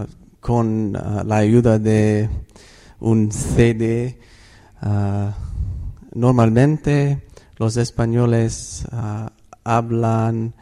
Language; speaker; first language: Spanish; non-native, fluent; English